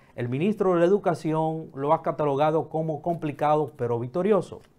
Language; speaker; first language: Spanish; native; Spanish